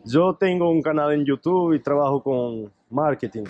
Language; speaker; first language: Spanish; non-native, learner; Portuguese